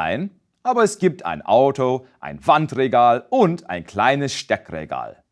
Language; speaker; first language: German; non-native, fluent; English